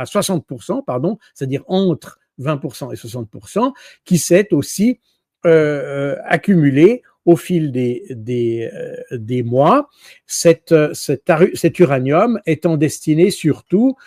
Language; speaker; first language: French; native; French